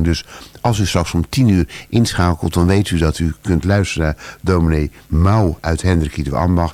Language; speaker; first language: Dutch; native; Dutch